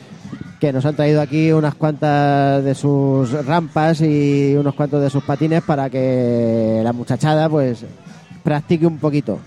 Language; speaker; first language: Spanish; native; Spanish